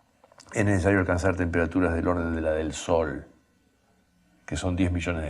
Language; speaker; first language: Spanish; native; Spanish